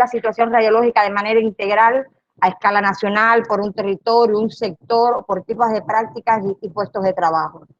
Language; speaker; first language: Spanish; native; Spanish